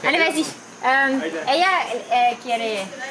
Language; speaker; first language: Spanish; non-native, learner; French